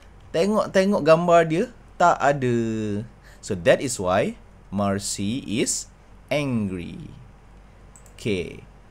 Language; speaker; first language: English; non-native, local second language; Malay